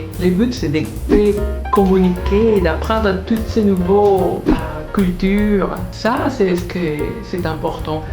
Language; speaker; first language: French; non-native, learner; Spanish